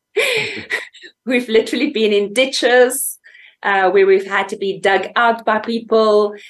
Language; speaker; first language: English; native; English